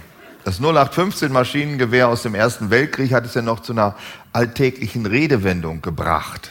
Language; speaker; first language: German; native; German